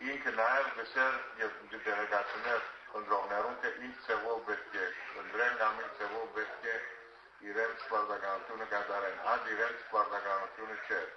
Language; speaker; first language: Armenian; early bilingual, heritage; Armenian